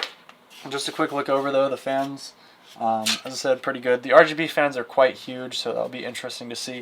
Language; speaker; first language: English; native; English